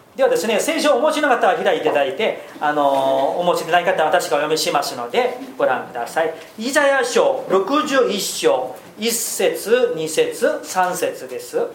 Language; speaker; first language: Japanese; non-native, fluent; Korean